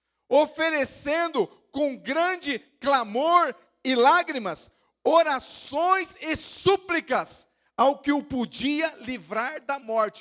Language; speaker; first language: Portuguese; native; Portuguese